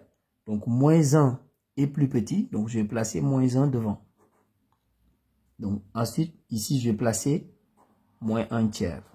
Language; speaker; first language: French; native; French